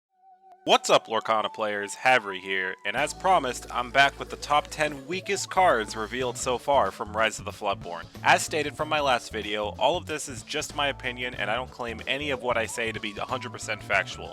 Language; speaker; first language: English; native; English